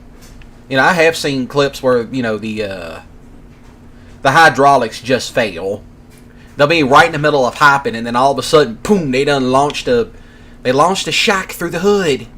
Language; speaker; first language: English; native; English